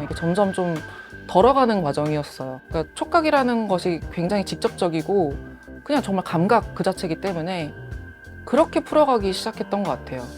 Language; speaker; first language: Korean; native; Korean